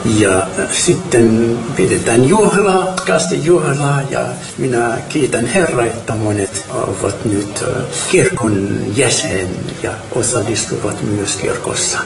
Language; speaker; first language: Finnish; non-native, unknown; Arabic